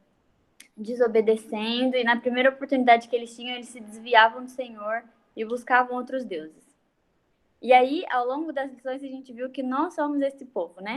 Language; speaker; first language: Portuguese; native; Portuguese